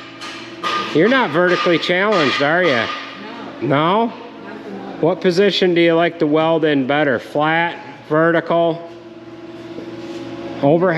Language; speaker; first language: English; native; English